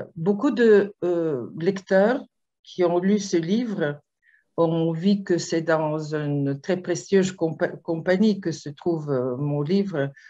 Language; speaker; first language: French; non-native, fluent; Bulgarian